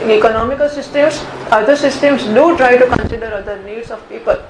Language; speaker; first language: English; non-native, local second language; Gujarati